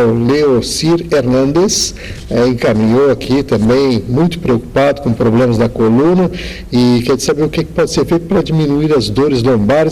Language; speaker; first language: Portuguese; native; Portuguese